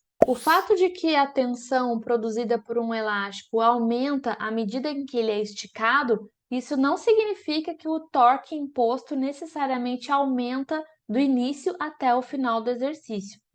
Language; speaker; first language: Portuguese; native; Portuguese